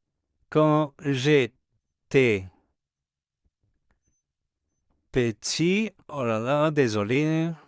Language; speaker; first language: French; non-native, fluent; Spanish